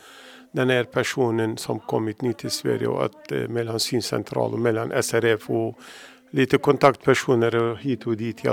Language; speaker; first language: Swedish; non-native, learner; Arabic